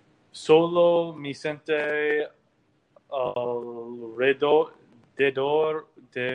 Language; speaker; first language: Spanish; non-native, learner; English